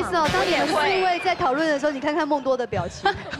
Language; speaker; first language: Chinese; native; Chinese